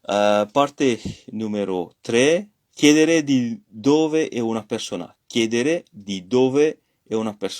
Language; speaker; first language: Italian; non-native, fluent; French